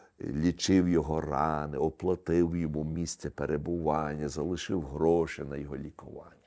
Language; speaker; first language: Ukrainian; early bilingual, heritage; Ukrainian